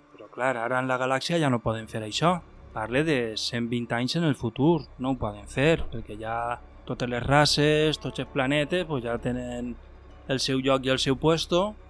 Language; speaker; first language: Catalan; native; Catalan